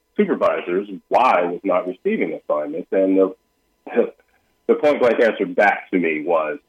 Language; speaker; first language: English; native; English